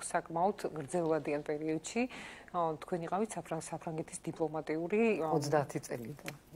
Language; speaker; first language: Georgian; native; Georgian